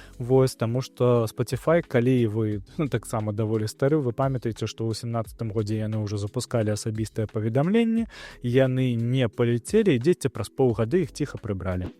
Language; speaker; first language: Belarusian; non-native, local second language; Russian